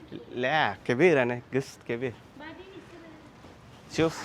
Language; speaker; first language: Arabic; non-native, learner; Telugu